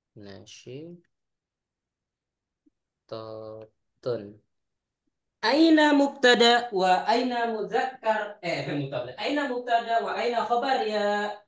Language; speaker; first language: Arabic; non-native, fluent; Indonesian